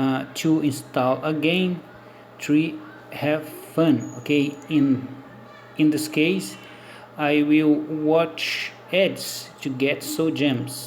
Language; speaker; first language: English; non-native, learner; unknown